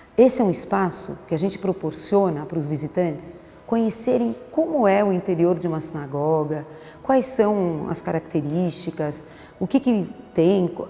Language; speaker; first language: Portuguese; early bilingual, other home language; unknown